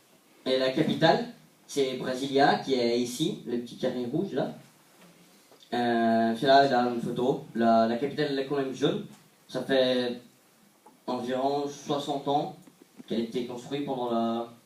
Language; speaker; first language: French; non-native, fluent; Portuguese